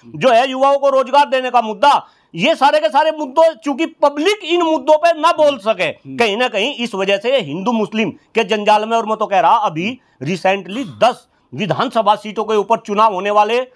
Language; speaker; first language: Hindi; native; Hindi